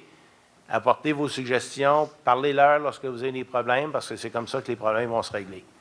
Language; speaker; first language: French; native; French